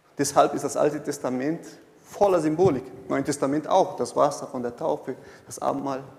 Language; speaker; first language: German; non-native, fluent; Portuguese